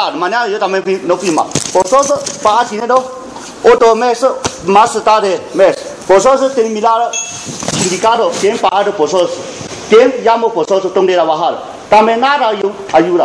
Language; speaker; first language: Spanish; non-native, learner; Chinese